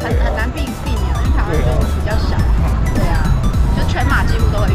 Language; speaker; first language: Chinese; native; Chinese